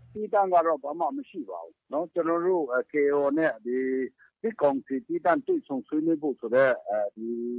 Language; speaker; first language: Burmese; non-native, local second language; Kachin